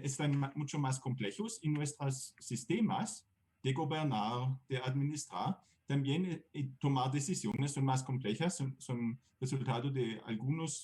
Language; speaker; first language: Spanish; non-native, fluent; German